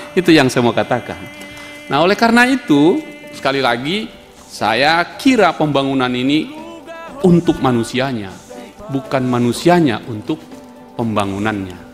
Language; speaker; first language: Indonesian; native; Indonesian